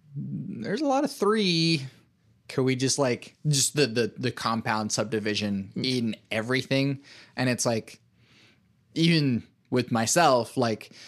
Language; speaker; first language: English; native; English